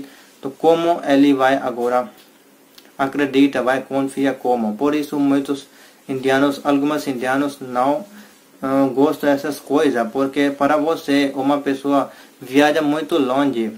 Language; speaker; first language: Portuguese; non-native, learner; Hindi